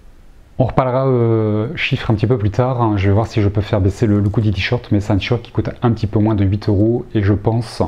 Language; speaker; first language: French; native; French